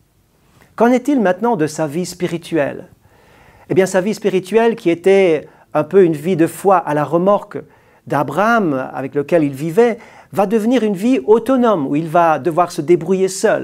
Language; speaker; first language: French; native; French